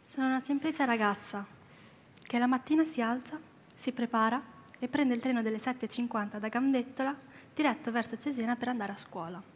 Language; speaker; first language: Italian; early bilingual, other home language; Chinese